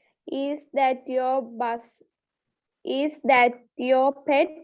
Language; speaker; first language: English; non-native, learner; Sinhala